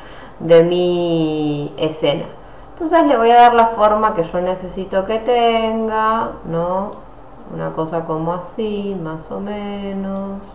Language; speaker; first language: Spanish; native; Spanish